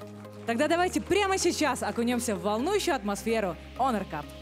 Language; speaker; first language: Russian; native; Russian